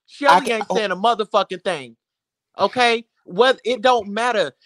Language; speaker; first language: English; native; English